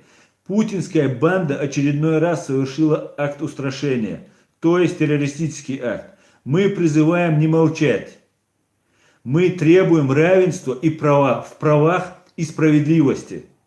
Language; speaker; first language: Russian; non-native, local second language; Chechen